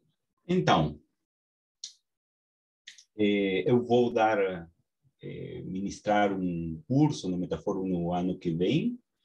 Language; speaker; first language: Portuguese; non-native, fluent; Spanish